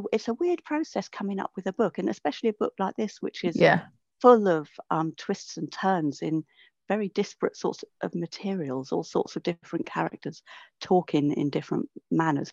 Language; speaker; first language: English; native; English